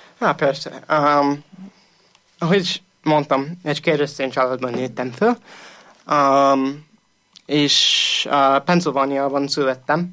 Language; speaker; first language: Hungarian; non-native, fluent; English